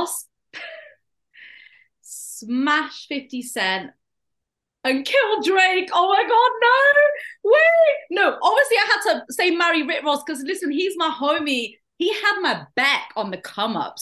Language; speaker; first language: English; native; English